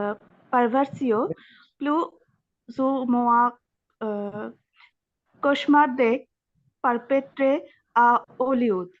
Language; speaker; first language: French; non-native, learner; Bangla